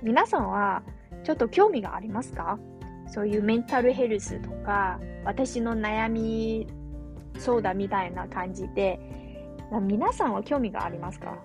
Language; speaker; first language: Japanese; non-native, fluent; Chinese